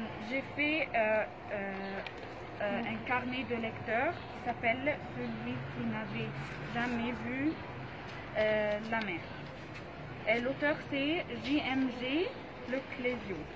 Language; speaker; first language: French; non-native, learner; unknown